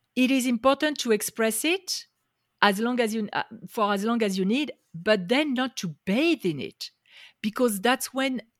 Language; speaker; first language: English; non-native, fluent; French